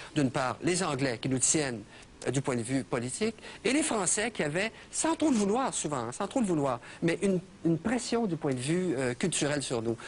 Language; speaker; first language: French; native; French